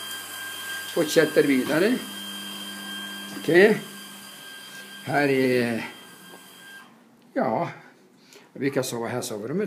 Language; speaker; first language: Swedish; non-native, fluent; Arabic